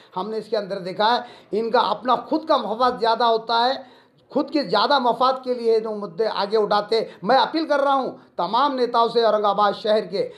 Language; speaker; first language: Hindi; non-native, local second language; Urdu